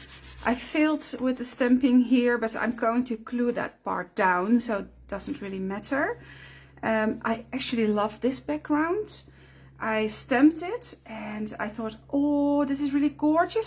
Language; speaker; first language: English; non-native, fluent; Dutch